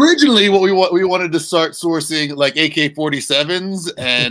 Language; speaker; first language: English; native; English